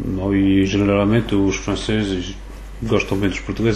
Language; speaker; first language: Portuguese; early bilingual, other home language; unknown